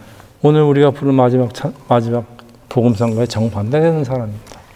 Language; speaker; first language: Korean; native; Korean